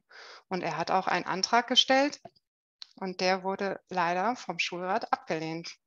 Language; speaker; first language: German; native; German